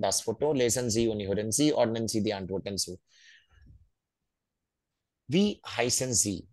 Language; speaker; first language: German; non-native, fluent; Hindi